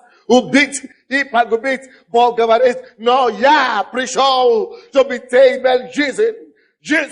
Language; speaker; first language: Russian; non-native, fluent; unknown